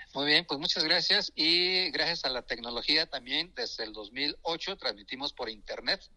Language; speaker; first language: Spanish; non-native, local second language; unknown